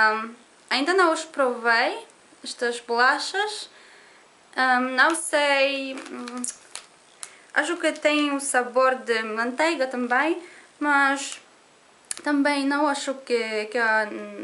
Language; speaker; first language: Portuguese; non-native, learner; Polish